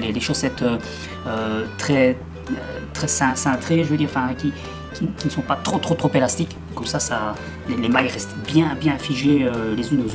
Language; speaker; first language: French; native; French